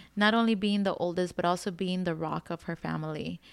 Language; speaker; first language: English; early bilingual, other home language; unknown